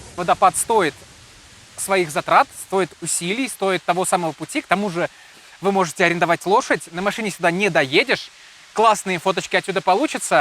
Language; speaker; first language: Russian; native; Russian